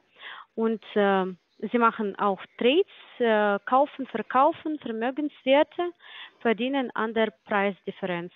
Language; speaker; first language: German; non-native, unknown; Polish